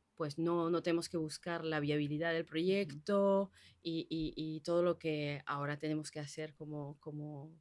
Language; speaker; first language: Spanish; non-native, fluent; Basque